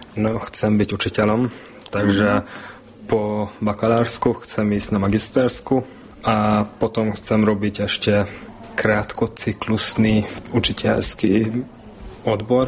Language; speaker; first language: Slovak; non-native, local second language; Hungarian